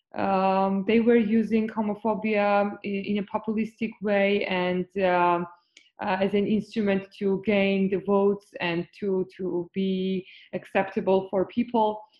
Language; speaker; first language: English; non-native, fluent; Georgian